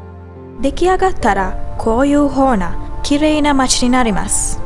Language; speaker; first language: Japanese; non-native, learner; Sinhala